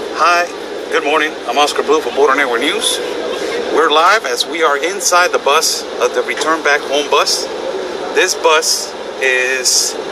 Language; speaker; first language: English; non-native, fluent; Spanish